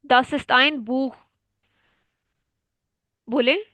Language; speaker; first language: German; non-native, fluent; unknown